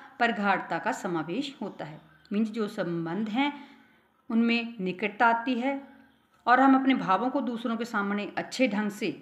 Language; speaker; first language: Hindi; non-native, local second language; Punjabi